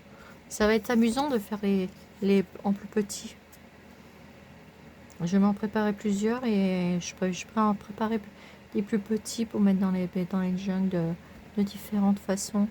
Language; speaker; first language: French; native; French